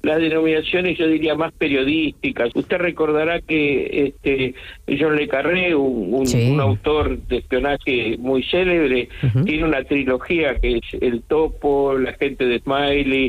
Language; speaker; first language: Spanish; native; Spanish